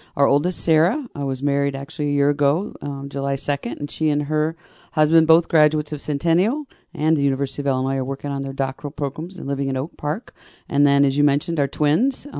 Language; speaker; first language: English; native; English